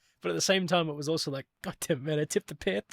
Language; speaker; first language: English; native; English